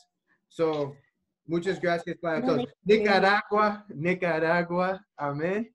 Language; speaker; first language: Spanish; non-native, learner; English